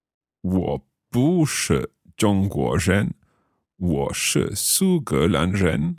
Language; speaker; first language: Chinese; non-native, learner; English